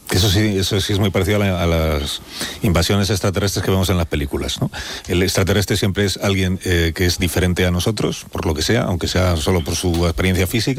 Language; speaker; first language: Spanish; native; Spanish